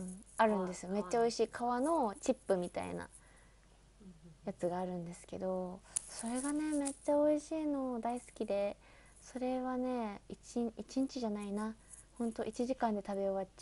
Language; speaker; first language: Japanese; native; Japanese